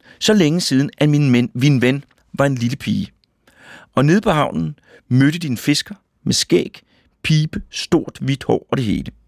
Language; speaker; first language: Danish; native; Danish